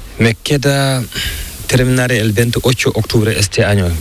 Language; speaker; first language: Spanish; non-native, learner; Fula